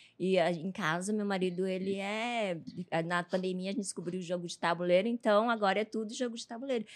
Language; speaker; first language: Portuguese; early bilingual, other home language; Chinese